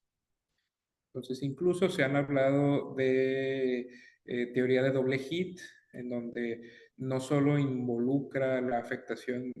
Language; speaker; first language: Spanish; native; Spanish